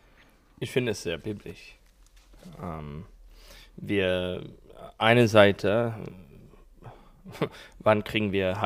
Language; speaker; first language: German; non-native, learner; English